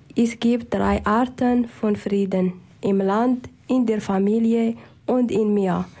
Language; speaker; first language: German; non-native, learner; Arabic